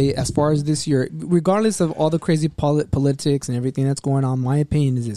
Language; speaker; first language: English; native; English